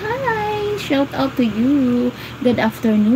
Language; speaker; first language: English; non-native, local second language; Filipino